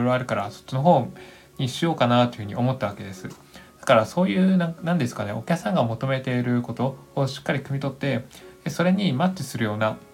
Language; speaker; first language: Japanese; native; Japanese